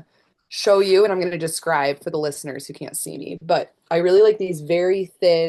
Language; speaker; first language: English; native; English